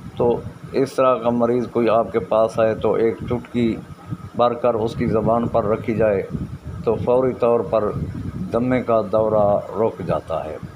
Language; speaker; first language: Urdu; non-native, local second language; Saraiki